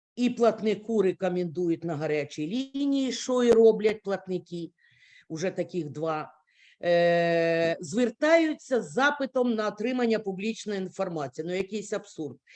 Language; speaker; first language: Ukrainian; native; Ukrainian